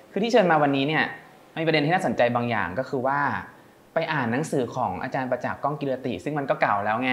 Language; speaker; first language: Thai; native; Thai